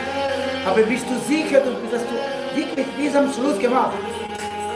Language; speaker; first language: German; non-native, fluent; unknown